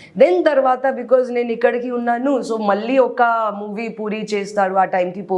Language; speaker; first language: Telugu; non-native, learner; Hindi